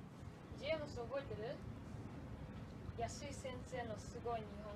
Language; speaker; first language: Japanese; non-native, learner; English